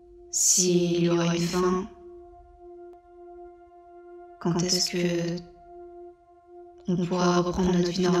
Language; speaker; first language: French; native; French